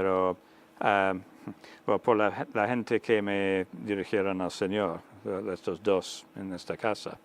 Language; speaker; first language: Spanish; non-native, fluent; English